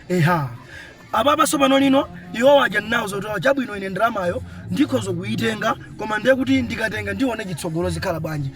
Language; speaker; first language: Nyanja; non-native, local second language; Tumbuka